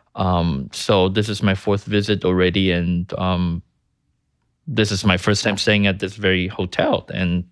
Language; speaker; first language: English; early bilingual, other home language; Chinese